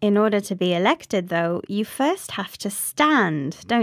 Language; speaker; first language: English; native; English